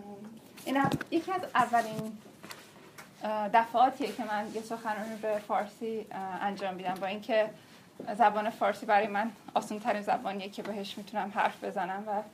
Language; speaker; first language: Persian; non-native, local second language; Armenian